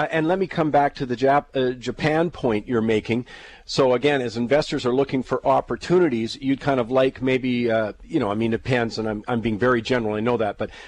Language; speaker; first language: English; native; English